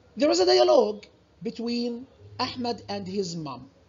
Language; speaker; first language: English; non-native, fluent; Arabic